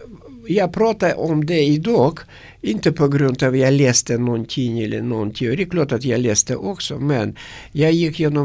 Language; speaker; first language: Swedish; non-native, learner; Russian